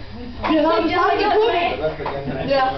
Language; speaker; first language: Danish; non-native, learner; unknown